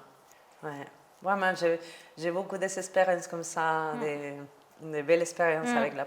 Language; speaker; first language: French; non-native, learner; Spanish